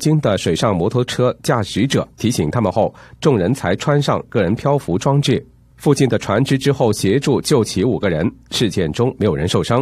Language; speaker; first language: Chinese; native; Chinese